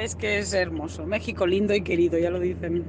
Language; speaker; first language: Spanish; native; Spanish